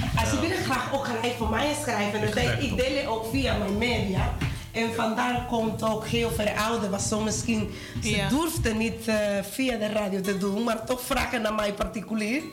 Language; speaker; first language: Dutch; non-native, learner; Spanish